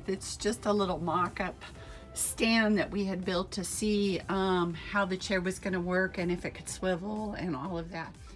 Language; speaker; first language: English; native; English